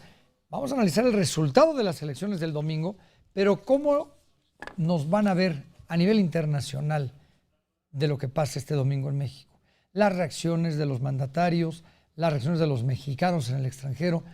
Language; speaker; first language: Spanish; native; Spanish